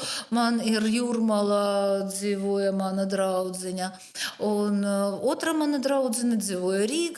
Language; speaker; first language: Latvian; non-native, learner; Russian